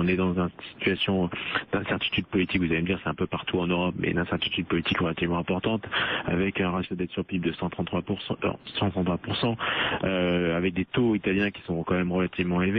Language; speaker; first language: French; native; French